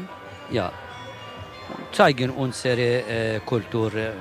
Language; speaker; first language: German; non-native, learner; Kurdish